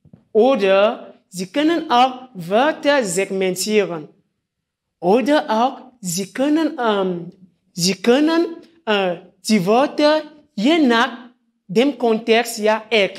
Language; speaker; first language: German; non-native, fluent; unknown